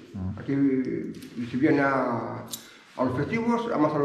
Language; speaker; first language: Spanish; non-native, local second language; Galician